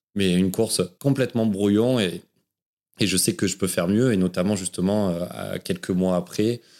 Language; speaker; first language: French; native; French